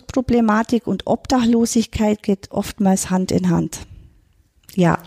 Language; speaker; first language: German; native; German